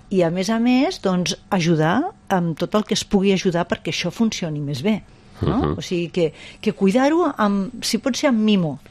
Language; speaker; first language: Catalan; non-native, local second language; Spanish